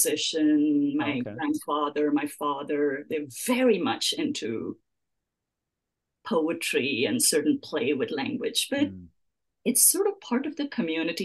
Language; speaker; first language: English; native; English